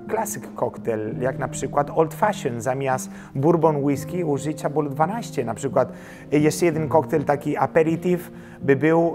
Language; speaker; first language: Polish; early bilingual, heritage; Polish